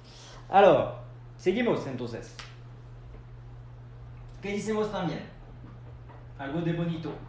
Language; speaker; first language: Spanish; non-native, fluent; French